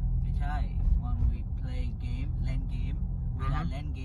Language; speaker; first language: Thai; non-native, learner; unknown